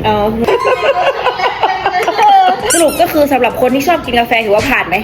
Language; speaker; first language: Thai; native; Thai